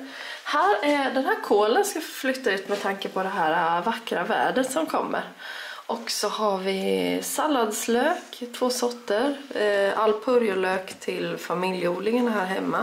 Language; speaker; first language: Swedish; native; Swedish